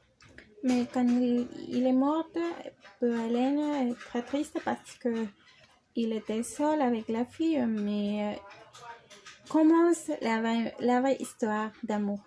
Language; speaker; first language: French; non-native, learner; Spanish